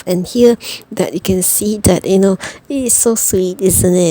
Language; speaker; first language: English; non-native, fluent; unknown